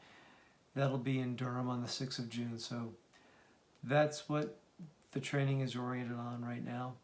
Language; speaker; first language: English; native; English